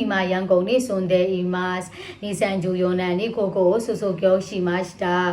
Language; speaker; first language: Japanese; non-native, learner; Burmese